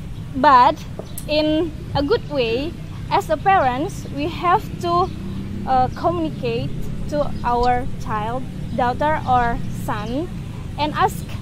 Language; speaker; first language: English; non-native, learner; Indonesian